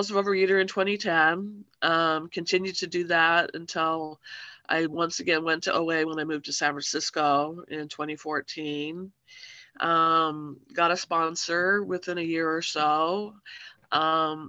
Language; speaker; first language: English; native; English